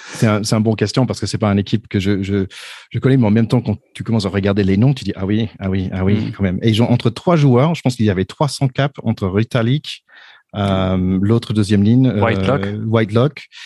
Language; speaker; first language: French; non-native, fluent; English